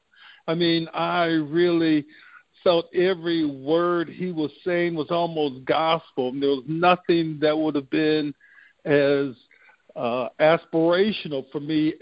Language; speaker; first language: English; native; English